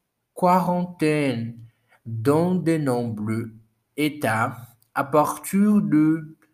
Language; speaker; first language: French; non-native, learner; Portuguese